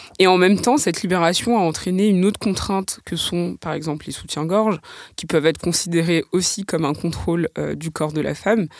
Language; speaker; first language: French; native; French